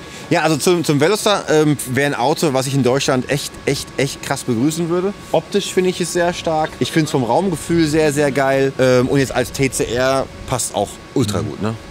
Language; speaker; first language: German; native; German